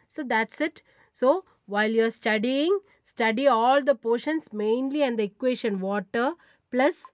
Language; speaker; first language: English; non-native, local second language; Tamil